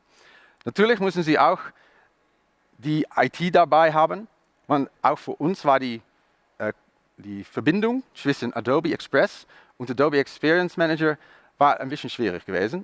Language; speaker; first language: German; non-native, learner; Dutch